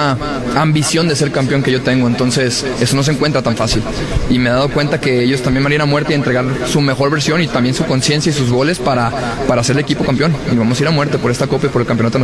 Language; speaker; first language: Spanish; native; Spanish